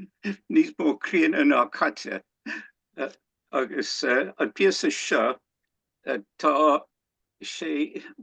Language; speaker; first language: Irish; non-native, learner; English